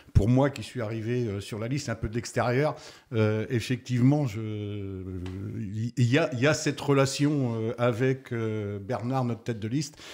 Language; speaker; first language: French; native; French